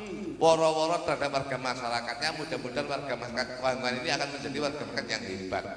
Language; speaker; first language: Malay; non-native, local second language; Javanese